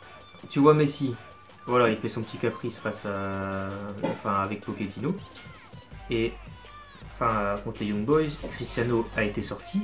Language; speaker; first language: French; native; French